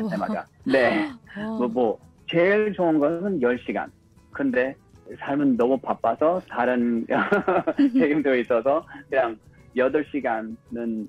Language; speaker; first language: Korean; early bilingual, heritage; English